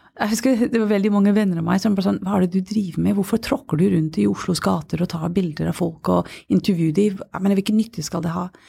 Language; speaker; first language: Norwegian; non-native, fluent; English